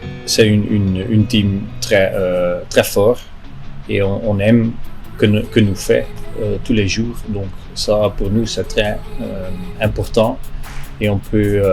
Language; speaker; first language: French; non-native, local second language; Dutch